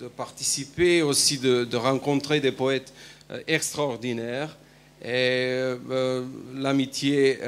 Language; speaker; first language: French; non-native, fluent; Macedonian